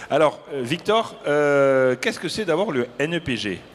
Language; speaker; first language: French; native; French